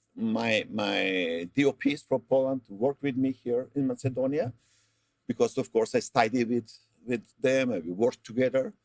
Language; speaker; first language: English; non-native, learner; Macedonian